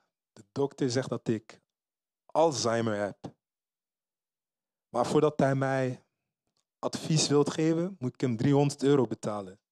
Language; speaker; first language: Dutch; early bilingual, other home language; Lingala